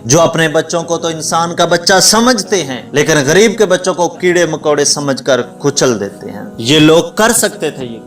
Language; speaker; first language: Urdu; native; Urdu